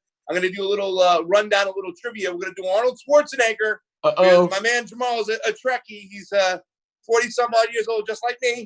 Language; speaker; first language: English; native; English